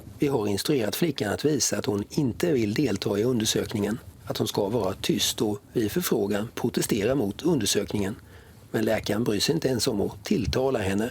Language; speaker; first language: Swedish; native; Swedish